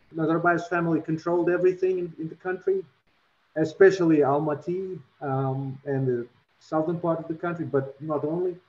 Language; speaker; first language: English; non-native, fluent; Russian